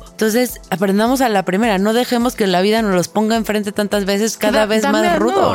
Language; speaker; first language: Spanish; native; Spanish